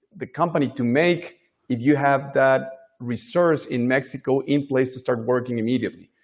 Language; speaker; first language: English; non-native, fluent; Spanish